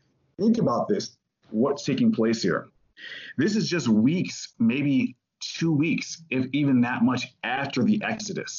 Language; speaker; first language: English; native; English